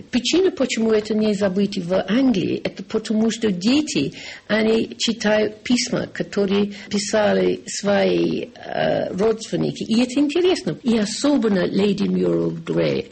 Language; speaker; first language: Russian; non-native, learner; English